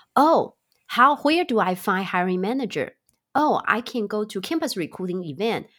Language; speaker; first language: English; non-native, fluent; Chinese